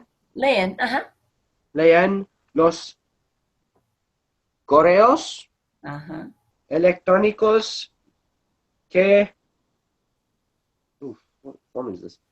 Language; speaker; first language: Spanish; non-native, learner; English